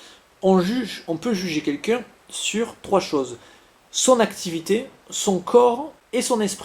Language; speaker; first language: French; native; French